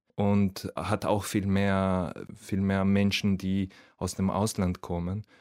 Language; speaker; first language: German; non-native, fluent; Spanish